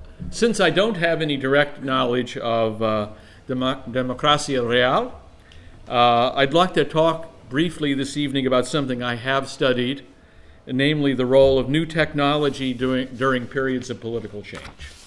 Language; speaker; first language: English; native; English